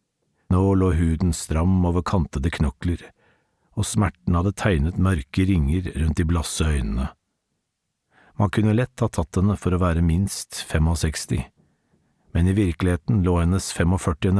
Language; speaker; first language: Norwegian; native; Norwegian